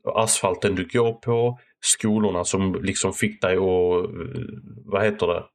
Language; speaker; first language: Swedish; early bilingual, other home language; Arabic